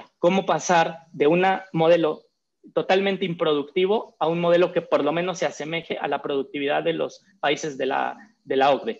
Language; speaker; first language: Spanish; native; Spanish